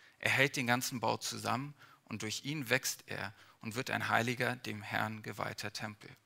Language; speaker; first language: German; early bilingual, other home language; English